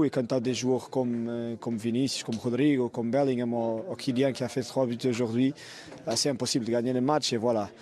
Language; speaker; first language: French; non-native, fluent; Portuguese